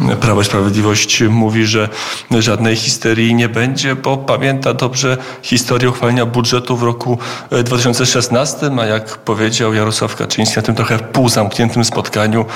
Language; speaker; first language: Polish; native; Polish